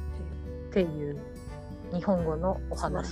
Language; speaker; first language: Japanese; native; Japanese